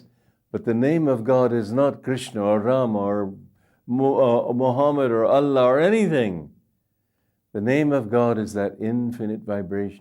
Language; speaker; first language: English; native; English